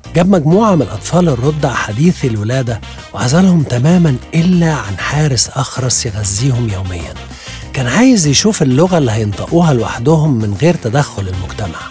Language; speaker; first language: Arabic; native; Arabic